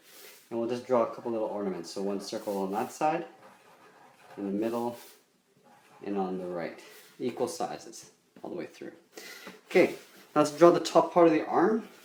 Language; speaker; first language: English; native; English